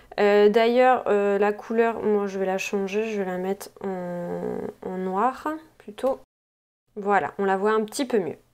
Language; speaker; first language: French; native; French